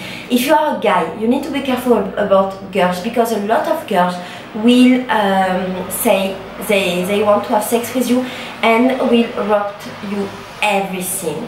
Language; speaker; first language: English; non-native, learner; French